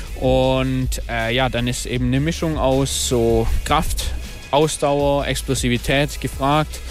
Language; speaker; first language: German; native; German